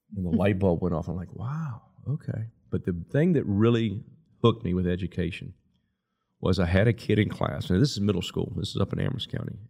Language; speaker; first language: English; native; English